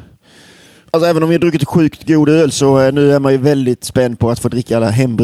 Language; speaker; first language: Swedish; native; Swedish